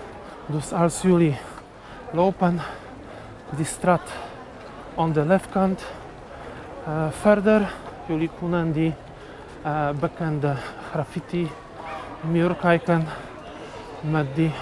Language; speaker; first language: Dutch; non-native, learner; Polish